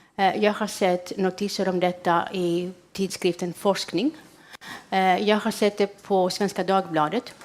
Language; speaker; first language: Swedish; non-native, fluent; Greek